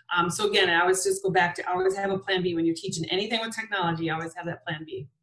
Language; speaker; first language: English; native; English